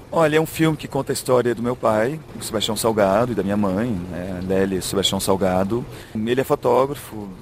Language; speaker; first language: Portuguese; early bilingual, heritage; Portuguese